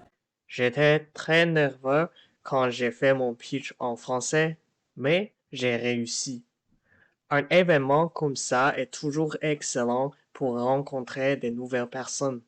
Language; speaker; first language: French; non-native, learner; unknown